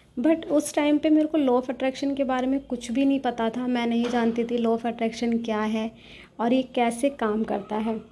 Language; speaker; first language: Hindi; native; Hindi